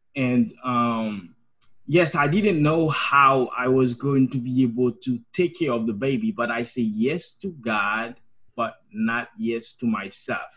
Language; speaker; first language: English; non-native, fluent; Haitian Creole